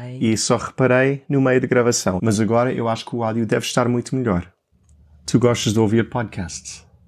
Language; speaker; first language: Portuguese; non-native, fluent; English